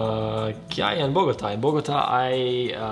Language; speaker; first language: Spanish; non-native, learner; German